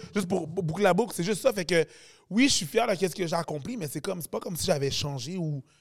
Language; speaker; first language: French; native; French